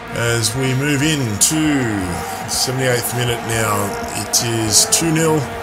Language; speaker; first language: English; native; English